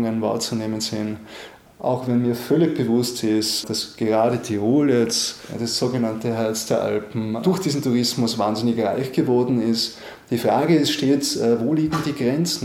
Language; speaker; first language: German; native; German